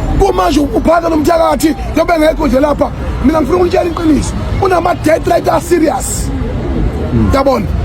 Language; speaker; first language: Zulu; native; Zulu